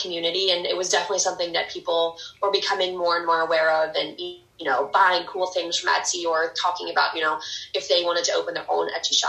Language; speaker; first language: English; native; English